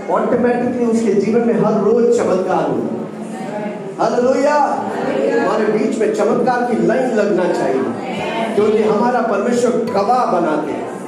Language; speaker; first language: Hindi; non-native, local second language; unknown